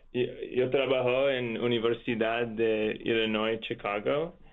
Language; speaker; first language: Spanish; non-native, learner; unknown